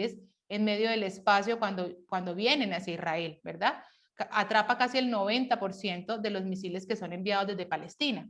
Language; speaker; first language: Spanish; native; Spanish